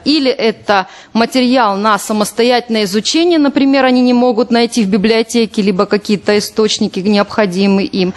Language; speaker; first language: Russian; native; Russian